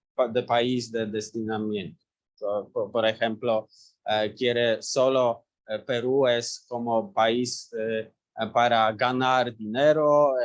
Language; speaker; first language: Spanish; non-native, learner; Polish